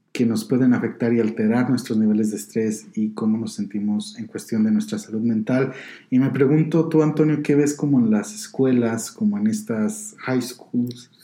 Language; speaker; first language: Spanish; native; Spanish